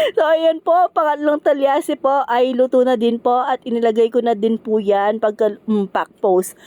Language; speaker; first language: Filipino; non-native, local second language; Pampanga